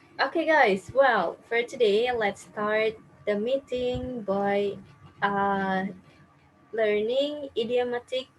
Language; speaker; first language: English; non-native, fluent; Indonesian